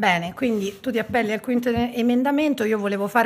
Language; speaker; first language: Italian; native; Italian